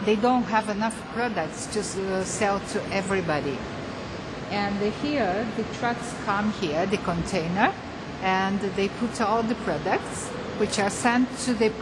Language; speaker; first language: English; non-native, fluent; Portuguese